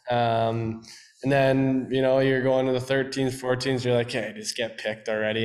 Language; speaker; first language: English; native; English